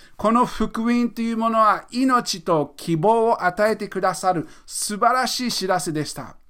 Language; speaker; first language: Japanese; non-native, fluent; English